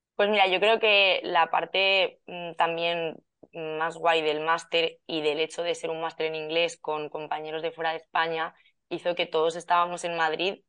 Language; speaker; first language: Spanish; native; Spanish